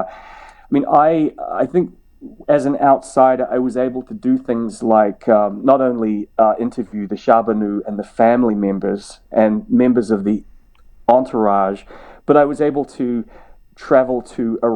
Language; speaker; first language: English; native; English